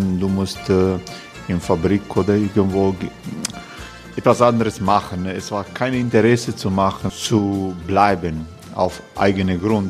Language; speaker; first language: German; non-native, fluent; Croatian